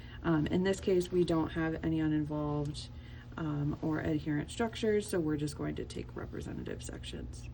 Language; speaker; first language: English; native; English